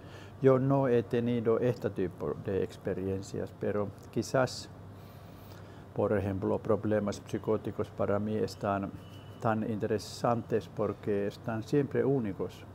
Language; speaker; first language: Spanish; non-native, learner; Finnish